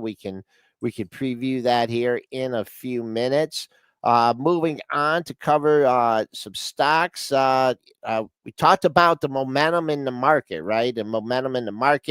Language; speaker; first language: English; native; English